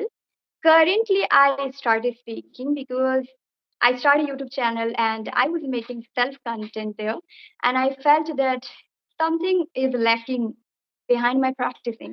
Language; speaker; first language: English; non-native, fluent; Bangla